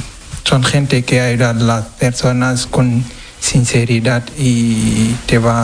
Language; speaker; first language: Spanish; non-native, learner; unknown